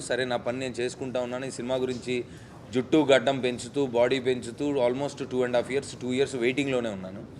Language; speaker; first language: Telugu; native; Telugu